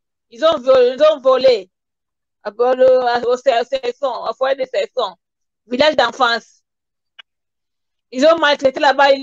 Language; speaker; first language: French; non-native, learner; Portuguese